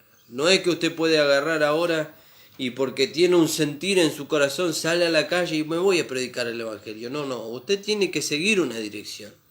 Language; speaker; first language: Spanish; native; Spanish